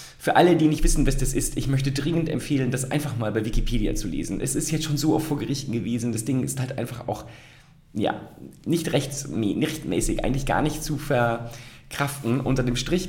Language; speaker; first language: German; native; German